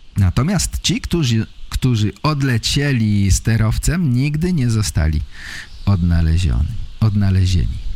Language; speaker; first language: Polish; native; Polish